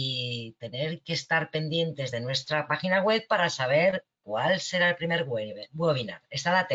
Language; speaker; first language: Spanish; native; Spanish